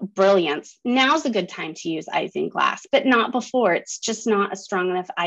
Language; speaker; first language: English; native; English